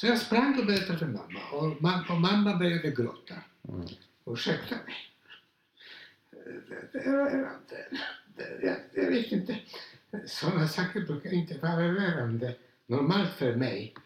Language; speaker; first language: Swedish; non-native, fluent; Polish